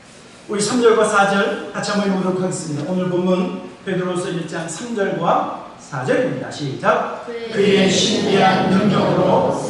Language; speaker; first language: Korean; native; Korean